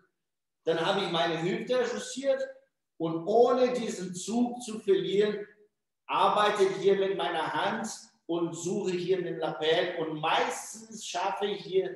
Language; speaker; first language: German; non-native, fluent; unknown